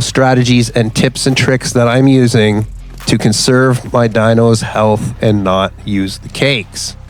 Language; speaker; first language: English; native; English